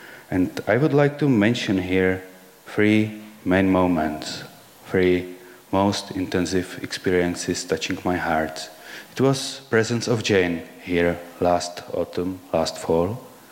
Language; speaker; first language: English; non-native, fluent; Czech